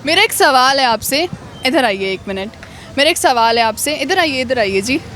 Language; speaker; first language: Hindi; non-native, local second language; Punjabi